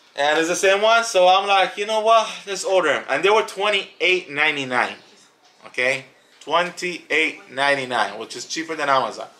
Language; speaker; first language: English; native; English